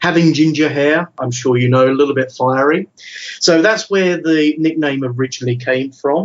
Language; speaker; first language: English; native; English